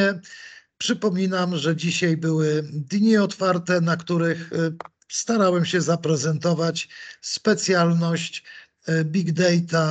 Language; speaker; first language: Polish; native; Polish